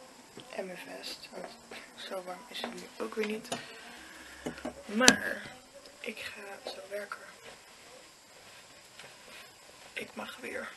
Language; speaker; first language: Dutch; native; Dutch